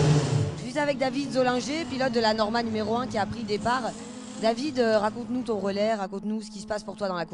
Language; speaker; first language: French; native; French